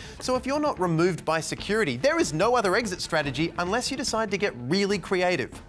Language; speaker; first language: English; native; English